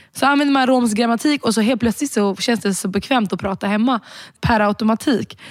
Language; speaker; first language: Swedish; early bilingual, other home language; Romany